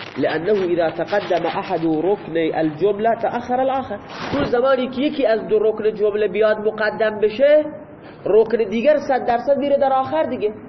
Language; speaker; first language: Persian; non-native, local second language; Baluchi